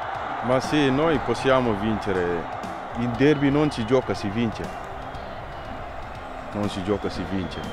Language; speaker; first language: Italian; non-native, learner; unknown